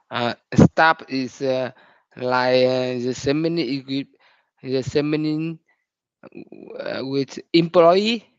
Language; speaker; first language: English; non-native, learner; Vietnamese